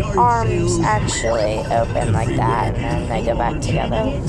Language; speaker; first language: English; native; English